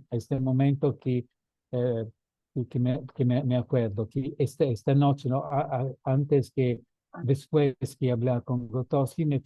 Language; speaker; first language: Spanish; non-native, fluent; Italian